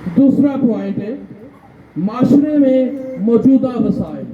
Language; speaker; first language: Urdu; non-native, local second language; Punjabi